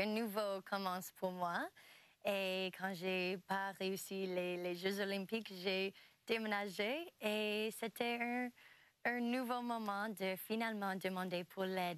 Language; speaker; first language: French; non-native, local second language; English